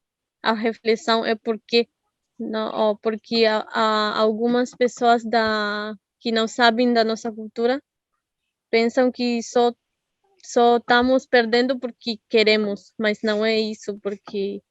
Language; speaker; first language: Portuguese; non-native, fluent; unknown